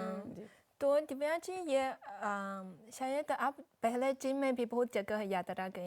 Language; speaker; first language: Hindi; non-native, fluent; Chinese